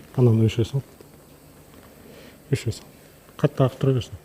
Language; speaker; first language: Russian; non-native, local second language; Kazakh